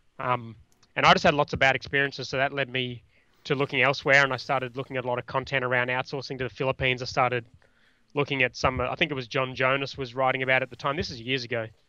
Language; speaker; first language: English; native; English